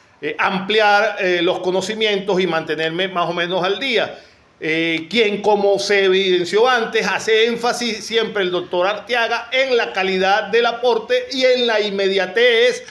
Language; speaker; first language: Spanish; native; Spanish